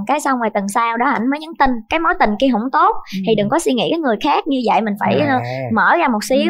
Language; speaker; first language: Vietnamese; native; Vietnamese